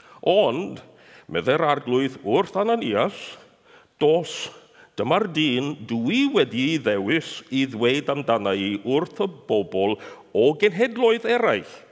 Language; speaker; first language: Welsh; non-native, fluent; English